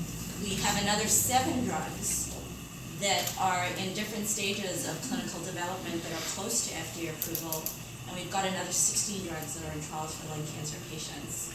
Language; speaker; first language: English; native; English